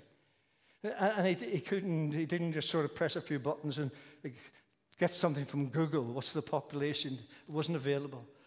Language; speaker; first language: English; native; English